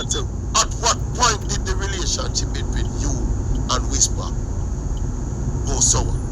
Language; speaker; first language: English; non-native, local second language; Jamaican Creole English